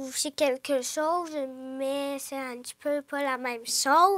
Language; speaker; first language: French; early bilingual, other home language; Ukrainian